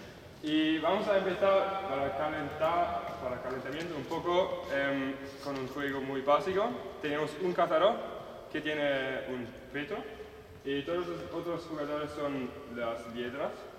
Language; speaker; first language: Spanish; non-native, learner; German